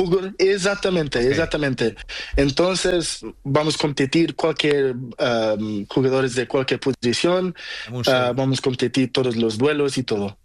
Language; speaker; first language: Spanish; non-native, learner; Portuguese